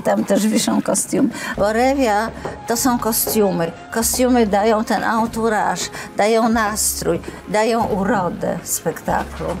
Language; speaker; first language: Polish; native; Polish